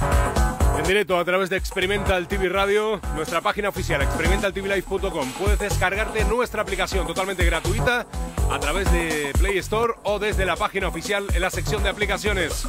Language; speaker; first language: Spanish; native; Spanish